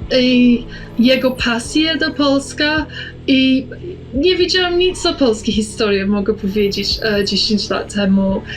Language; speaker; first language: Polish; early bilingual, heritage; English